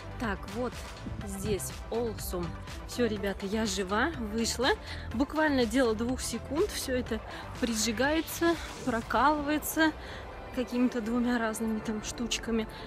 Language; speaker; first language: Russian; native; Russian